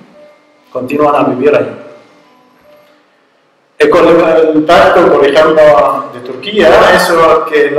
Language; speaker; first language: Spanish; non-native, learner; Arabic